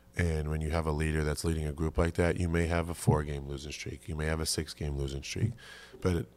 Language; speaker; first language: English; native; English